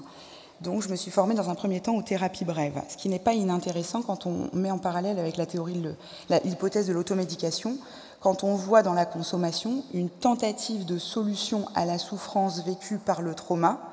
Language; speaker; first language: French; native; French